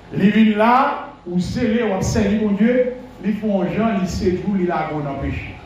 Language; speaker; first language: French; non-native, local second language; Haitian Creole